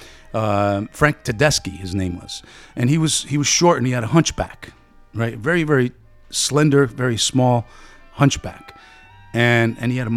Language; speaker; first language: English; early bilingual, other home language; Italian